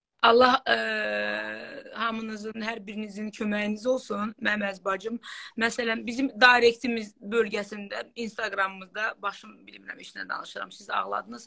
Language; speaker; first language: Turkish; non-native, learner; Azerbaijani